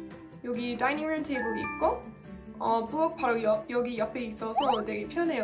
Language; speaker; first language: Korean; non-native, fluent; English